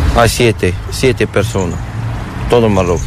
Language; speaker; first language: Spanish; non-native, learner; Arabic